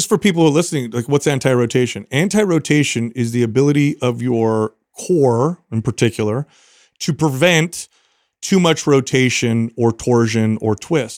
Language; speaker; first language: English; native; English